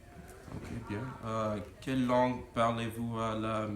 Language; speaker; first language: French; non-native, learner; English